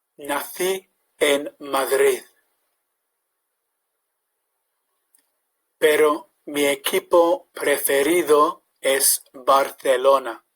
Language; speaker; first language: Spanish; non-native, fluent; English